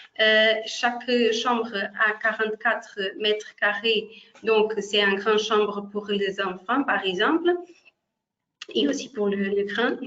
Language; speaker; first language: French; non-native, fluent; Portuguese